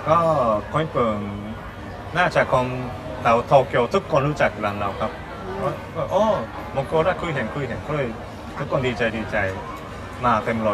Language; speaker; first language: Thai; non-native, learner; Japanese